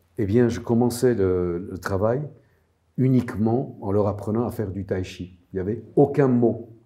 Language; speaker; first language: French; non-native, fluent; Armenian